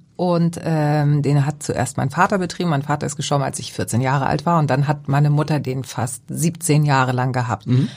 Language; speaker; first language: German; early bilingual, other home language; Greek